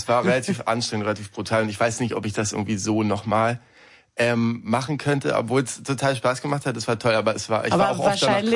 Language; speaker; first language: German; native; German